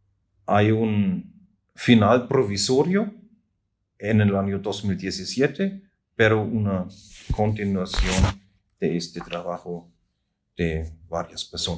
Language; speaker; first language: Spanish; non-native, fluent; German